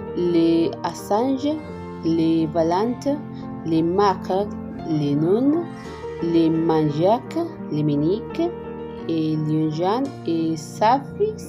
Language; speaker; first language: French; non-native, learner; Spanish